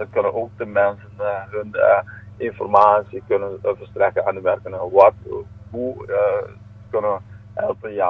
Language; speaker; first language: Dutch; non-native, local second language; Papiamento